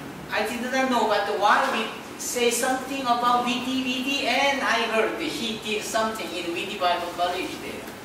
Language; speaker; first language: English; non-native, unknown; Korean